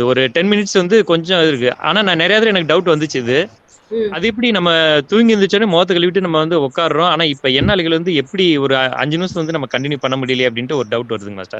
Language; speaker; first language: Tamil; native; Tamil